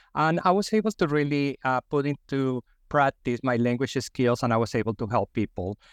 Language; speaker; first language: English; non-native, fluent; Spanish